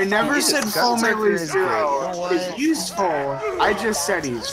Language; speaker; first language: English; native; English